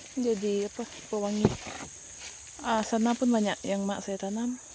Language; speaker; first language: Malay; non-native, local second language; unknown